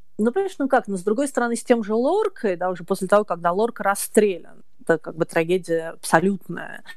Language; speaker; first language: Russian; native; Russian